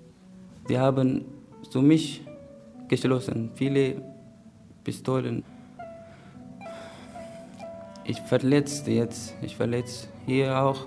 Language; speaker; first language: German; non-native, learner; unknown